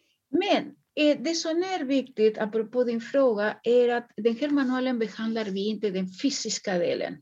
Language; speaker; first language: Swedish; non-native, fluent; Spanish